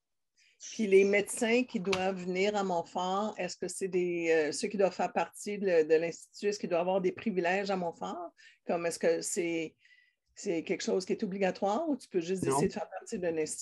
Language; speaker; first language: French; native; French